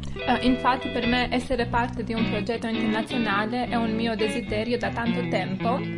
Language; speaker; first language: Italian; non-native, fluent; Albanian